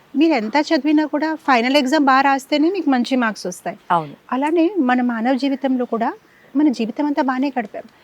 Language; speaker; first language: Telugu; non-native, fluent; Gujarati